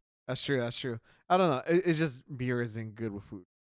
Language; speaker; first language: English; native; English